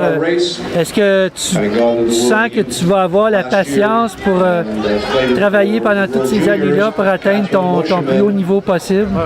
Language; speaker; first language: French; native; French